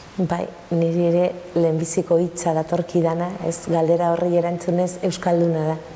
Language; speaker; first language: Basque; native; Basque